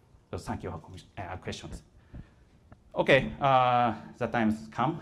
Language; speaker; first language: English; non-native, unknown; Japanese